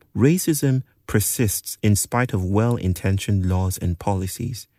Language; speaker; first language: English; non-native, local second language; Yoruba